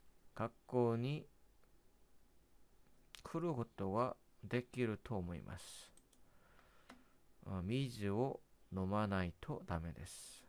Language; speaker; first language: Japanese; non-native, learner; Korean